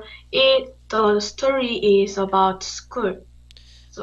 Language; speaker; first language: English; non-native, learner; Korean